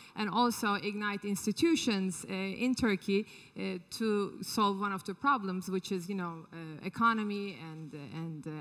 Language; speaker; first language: English; non-native, fluent; Turkish